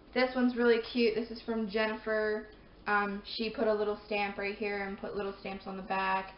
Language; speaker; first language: English; native; English